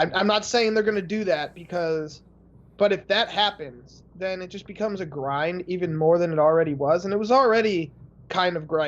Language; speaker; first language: English; native; English